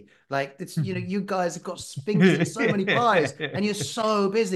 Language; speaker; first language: English; native; English